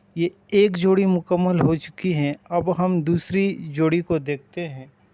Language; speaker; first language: Urdu; native; Urdu